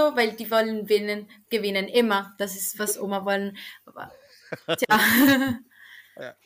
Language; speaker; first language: German; non-native, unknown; Italian